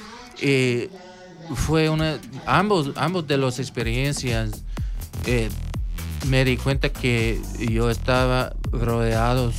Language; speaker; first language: Spanish; early bilingual, heritage; English